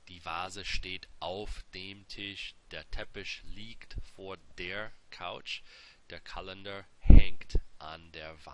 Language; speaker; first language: German; non-native, fluent; English